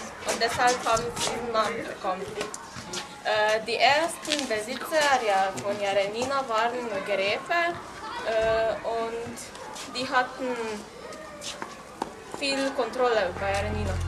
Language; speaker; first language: German; non-native, learner; Slovenian